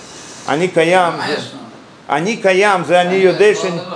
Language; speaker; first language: Hebrew; non-native, fluent; Russian